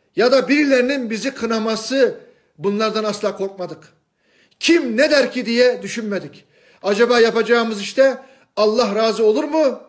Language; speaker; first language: Turkish; non-native, fluent; Chinese